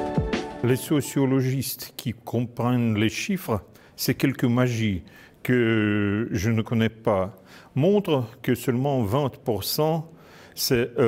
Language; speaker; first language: French; non-native, fluent; Russian